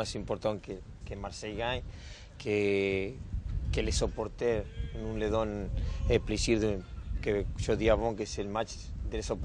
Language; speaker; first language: French; non-native, learner; Spanish